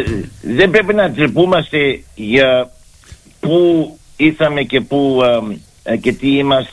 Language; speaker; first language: Greek; early bilingual, heritage; Greek